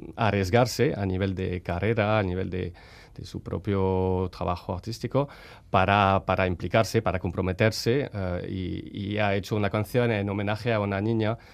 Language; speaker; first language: Spanish; non-native, fluent; French